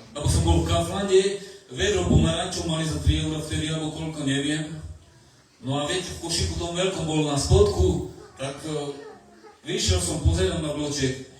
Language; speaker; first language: Slovak; non-native, local second language; Romany